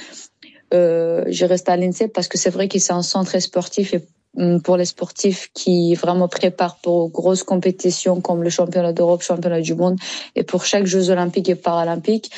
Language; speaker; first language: French; non-native, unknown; Persian